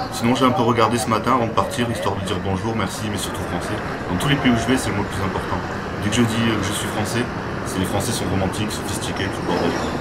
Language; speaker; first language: French; native; French